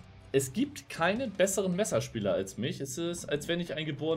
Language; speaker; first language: German; native; German